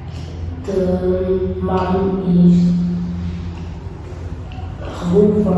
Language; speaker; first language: English; non-native, learner; Vietnamese